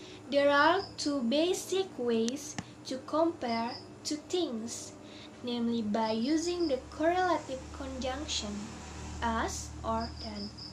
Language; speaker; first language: English; non-native, learner; Indonesian